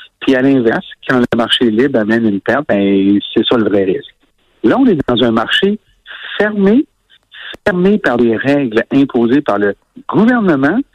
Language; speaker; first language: French; native; French